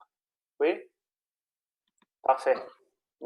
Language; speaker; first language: French; non-native, fluent; Spanish